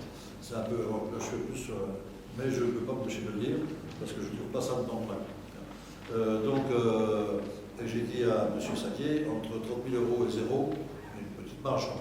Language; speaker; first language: French; native; French